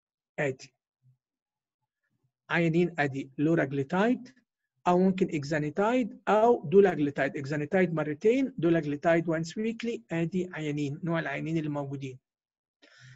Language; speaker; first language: Arabic; native; Arabic